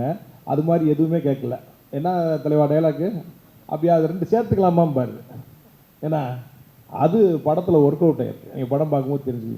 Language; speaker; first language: Tamil; native; Tamil